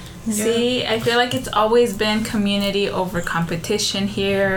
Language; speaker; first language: English; early bilingual, other home language; Spanish